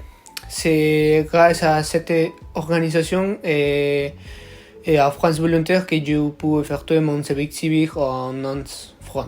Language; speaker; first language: French; non-native, learner; Spanish